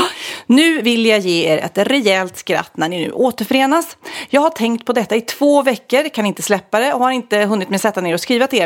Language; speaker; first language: Swedish; native; Swedish